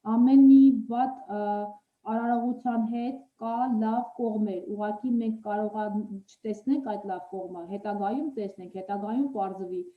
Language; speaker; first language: Armenian; native; Armenian